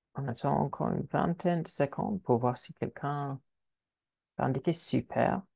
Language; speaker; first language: French; non-native, fluent; English